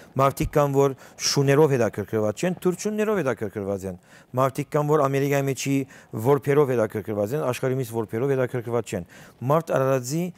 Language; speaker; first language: Armenian; early bilingual, heritage; Armenian